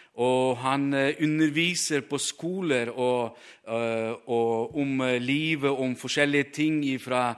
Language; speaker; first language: Norwegian; non-native, fluent; Ukrainian